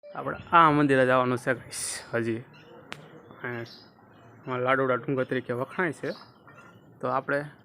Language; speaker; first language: Gujarati; native; Gujarati